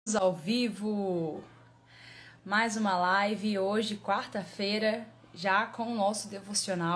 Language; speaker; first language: Portuguese; native; Portuguese